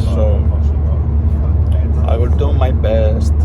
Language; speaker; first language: English; non-native, learner; Greek